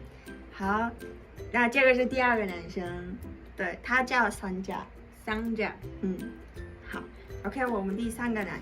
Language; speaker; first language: Chinese; non-native, fluent; Mongolian